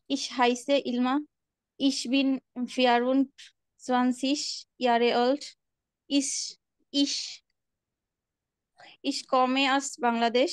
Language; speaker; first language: German; non-native, learner; Bangla